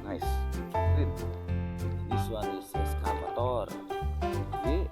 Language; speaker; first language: English; non-native, learner; Indonesian